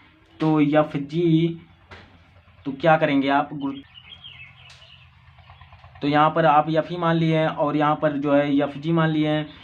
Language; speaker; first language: Hindi; native; Hindi